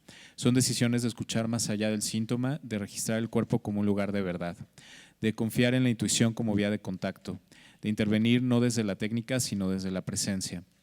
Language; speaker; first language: Spanish; native; Spanish